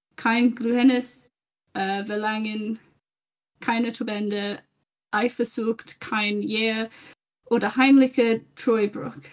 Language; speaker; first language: German; non-native, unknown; English